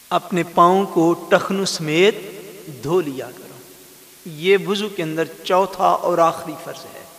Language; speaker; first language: Urdu; non-native, local second language; Punjabi